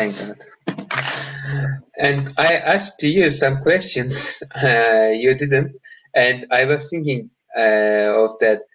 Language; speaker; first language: English; non-native, learner; Turkish